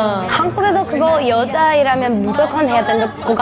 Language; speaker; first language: Korean; non-native, learner; English